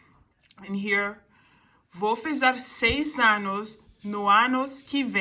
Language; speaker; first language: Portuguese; non-native, learner; English